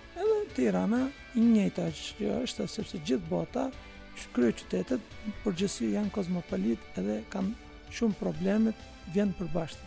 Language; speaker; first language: Albanian; non-native, fluent; Turkish